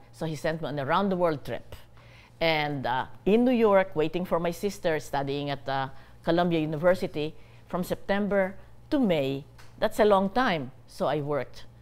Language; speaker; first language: English; non-native, local second language; Bikol